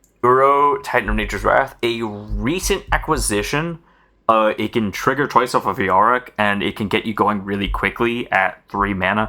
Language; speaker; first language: English; native; English